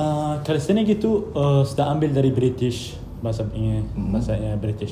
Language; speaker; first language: Indonesian; non-native, fluent; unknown